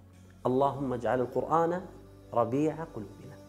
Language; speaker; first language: Arabic; native; Arabic